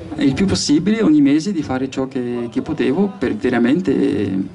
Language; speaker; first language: Italian; non-native, fluent; French